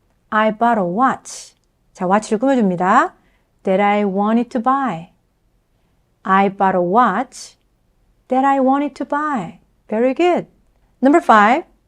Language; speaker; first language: English; non-native, fluent; Korean